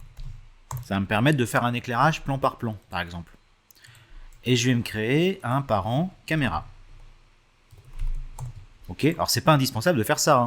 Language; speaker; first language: French; native; French